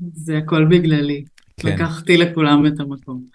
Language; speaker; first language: Hebrew; early bilingual, other home language; Russian